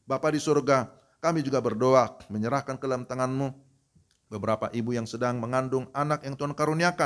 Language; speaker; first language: Indonesian; native; Indonesian